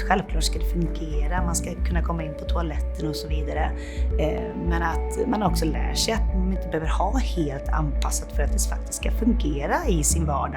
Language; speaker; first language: Swedish; native; Swedish